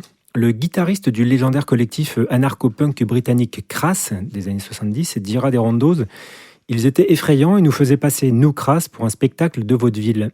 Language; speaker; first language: French; native; French